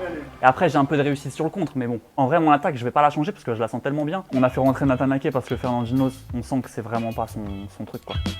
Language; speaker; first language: French; native; French